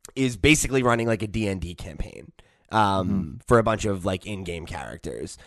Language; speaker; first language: English; native; English